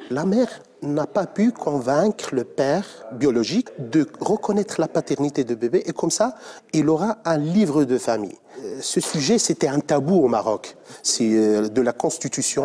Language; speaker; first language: French; non-native, local second language; Arabic